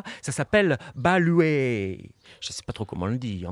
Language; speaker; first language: French; native; French